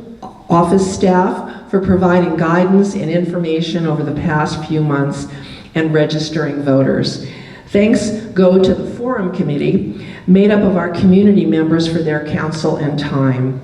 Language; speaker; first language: English; native; English